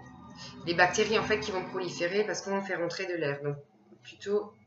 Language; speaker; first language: French; native; French